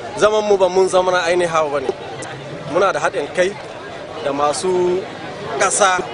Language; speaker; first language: Hausa; native; Hausa